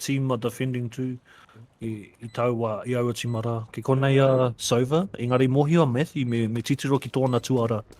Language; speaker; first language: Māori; non-native, local second language; English